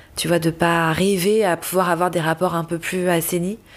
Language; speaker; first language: French; native; French